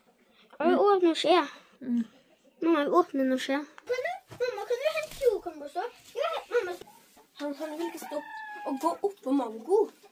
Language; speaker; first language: Swedish; early bilingual, other home language; Filipino